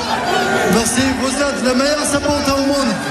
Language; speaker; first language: French; non-native, learner; Arabic